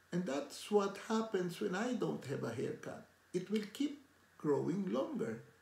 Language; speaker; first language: English; non-native, local second language; Filipino